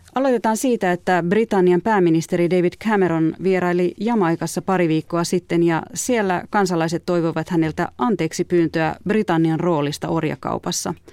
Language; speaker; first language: Finnish; native; Finnish